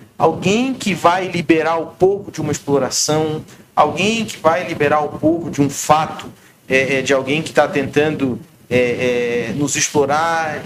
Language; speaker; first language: Portuguese; native; Portuguese